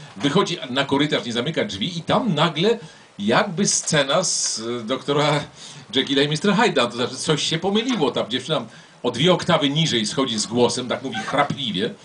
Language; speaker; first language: Polish; native; Polish